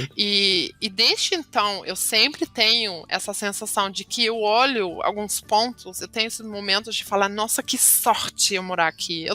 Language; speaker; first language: Portuguese; non-native, fluent; German